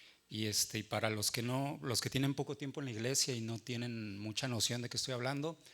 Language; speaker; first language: Spanish; native; Spanish